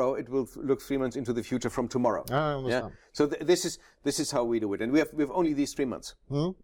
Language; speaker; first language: English; non-native, fluent; German